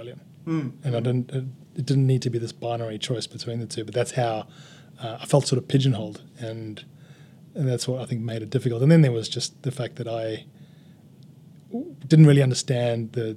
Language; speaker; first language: English; native; English